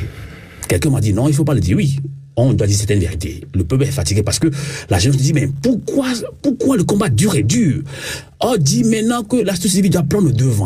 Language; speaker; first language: French; non-native, local second language; Ewe